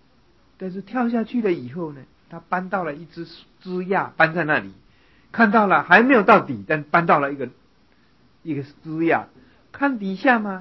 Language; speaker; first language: Chinese; native; Chinese